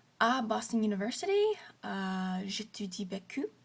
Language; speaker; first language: French; non-native, learner; English